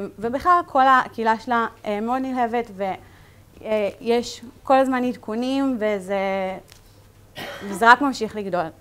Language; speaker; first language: Hebrew; native; Hebrew